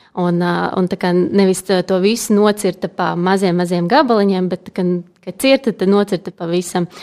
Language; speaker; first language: Latvian; native; Latvian